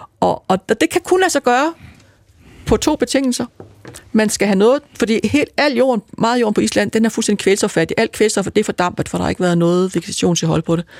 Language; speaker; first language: Danish; native; Danish